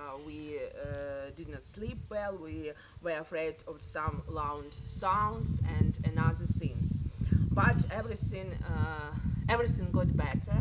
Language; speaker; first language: English; non-native, learner; Ukrainian